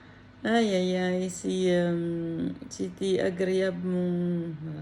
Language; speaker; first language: French; non-native, learner; Filipino